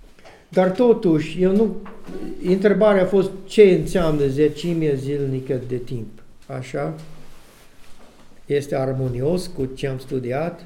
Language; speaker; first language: Romanian; non-native, learner; English